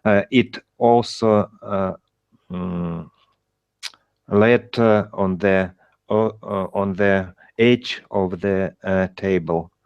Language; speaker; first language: English; non-native, learner; Russian